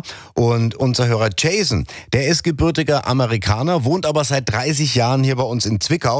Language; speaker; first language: German; native; German